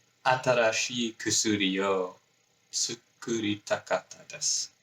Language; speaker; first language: Japanese; non-native, learner; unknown